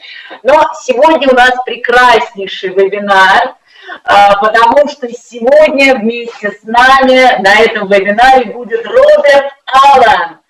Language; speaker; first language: Russian; native; Russian